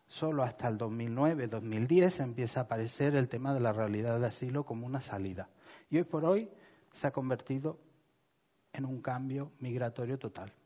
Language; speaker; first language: Spanish; native; Spanish